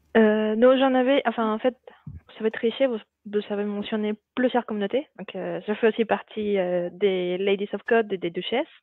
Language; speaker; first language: French; non-native, fluent; Spanish